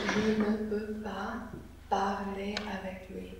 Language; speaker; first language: French; non-native, learner; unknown